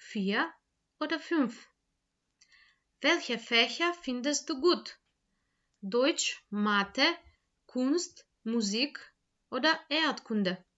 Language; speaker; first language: German; non-native, fluent; Macedonian